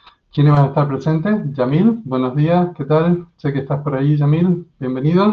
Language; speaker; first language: Spanish; native; Spanish